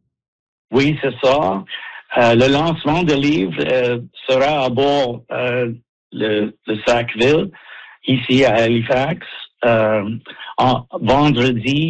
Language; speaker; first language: French; non-native, learner; English